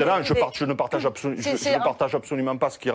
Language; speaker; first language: French; native; French